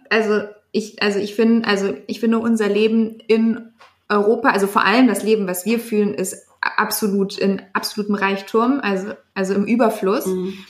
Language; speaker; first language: German; native; German